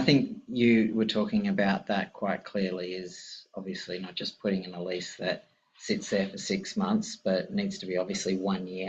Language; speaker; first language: English; native; English